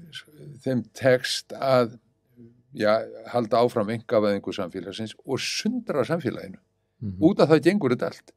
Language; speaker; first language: Icelandic; native; Icelandic